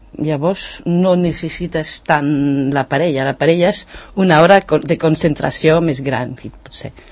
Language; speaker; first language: Catalan; non-native, learner; French